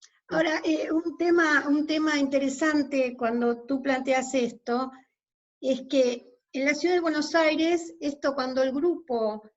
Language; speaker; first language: Spanish; native; Spanish